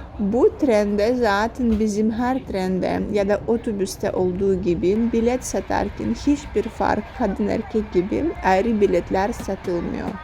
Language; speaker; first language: Turkish; non-native, fluent; Russian